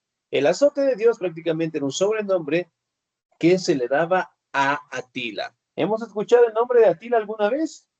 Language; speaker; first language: Spanish; native; Spanish